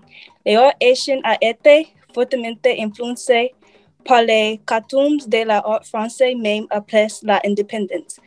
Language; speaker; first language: French; non-native, learner; English